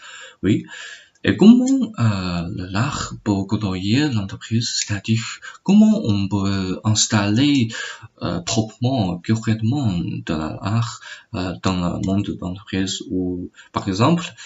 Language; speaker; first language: French; non-native, learner; Chinese